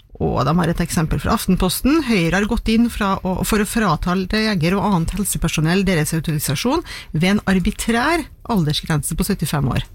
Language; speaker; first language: Norwegian; native; Norwegian